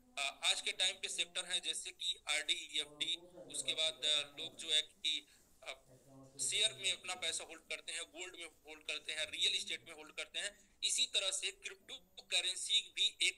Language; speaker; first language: Hindi; native; Hindi